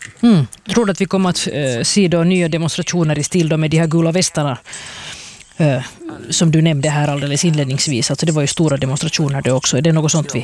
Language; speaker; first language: Swedish; native; Swedish